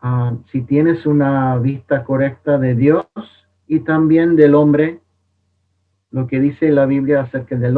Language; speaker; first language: Spanish; non-native, fluent; English